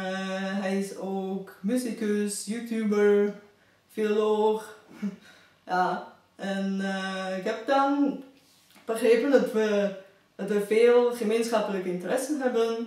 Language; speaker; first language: Dutch; non-native, fluent; Bulgarian